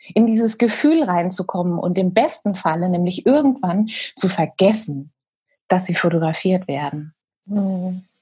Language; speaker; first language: German; native; German